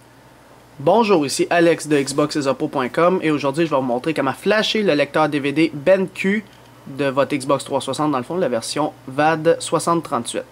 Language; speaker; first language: French; native; French